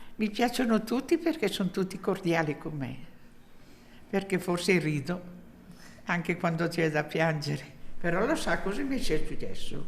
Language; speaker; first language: Italian; early bilingual, heritage; Italian